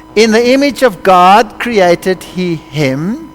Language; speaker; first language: English; non-native, local second language; Afrikaans